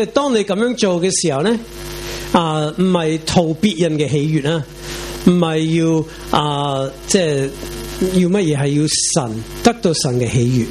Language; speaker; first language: Chinese; non-native, local second language; Cantonese